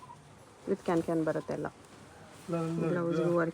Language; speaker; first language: Kannada; native; Kannada